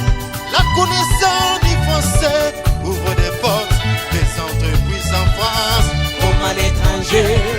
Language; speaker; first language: French; non-native, learner; English